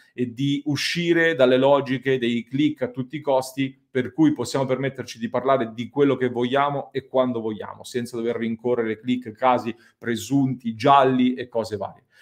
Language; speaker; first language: Italian; native; Italian